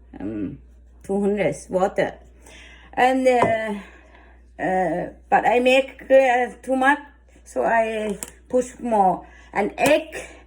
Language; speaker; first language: English; non-native, learner; Thai